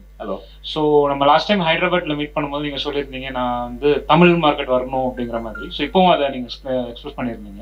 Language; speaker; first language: Tamil; native; Tamil